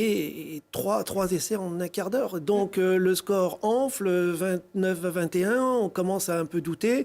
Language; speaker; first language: French; native; French